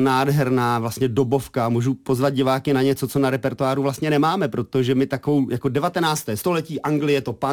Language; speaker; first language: Czech; native; Czech